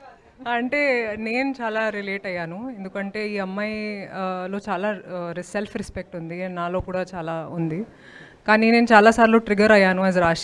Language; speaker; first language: Telugu; non-native, local second language; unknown